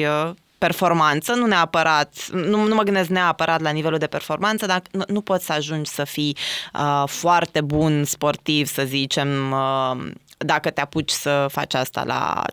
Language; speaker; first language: Romanian; native; Romanian